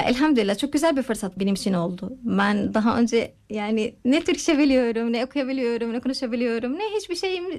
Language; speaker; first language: Turkish; non-native, learner; Arabic